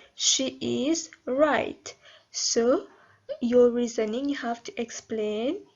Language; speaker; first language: English; non-native, local second language; Morisyen